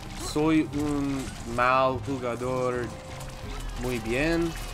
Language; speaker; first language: Spanish; non-native, learner; English